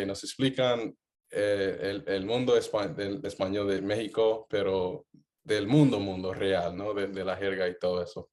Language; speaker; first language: Spanish; non-native, fluent; English